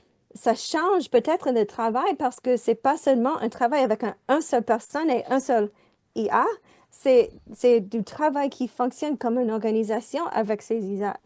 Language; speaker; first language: French; non-native, fluent; English